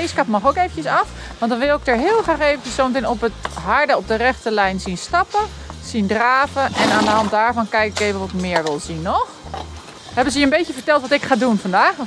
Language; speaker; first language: Dutch; native; Dutch